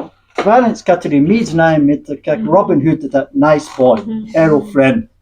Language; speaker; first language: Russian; non-native, learner; English